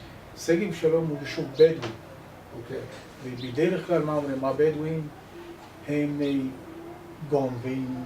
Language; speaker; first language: Hebrew; non-native, local second language; Arabic